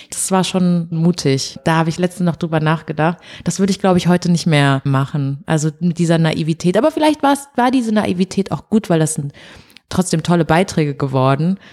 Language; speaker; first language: German; early bilingual, other home language; Portuguese